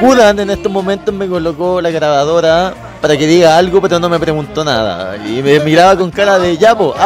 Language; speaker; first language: Spanish; native; Spanish